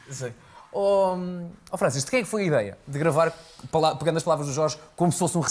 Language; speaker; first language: Portuguese; native; Portuguese